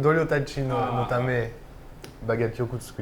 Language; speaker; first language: Japanese; non-native, learner; French